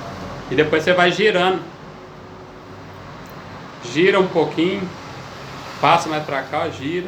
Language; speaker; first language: Portuguese; native; Portuguese